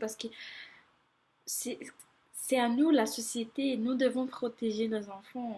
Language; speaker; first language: French; non-native, fluent; Portuguese